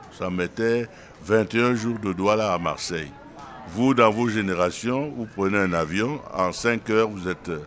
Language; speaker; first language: French; non-native, local second language; Duala